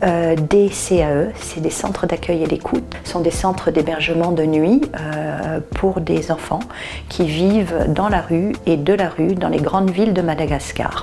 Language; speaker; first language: French; native; French